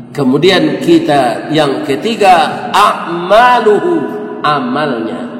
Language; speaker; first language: Malay; non-native, local second language; Minangkabau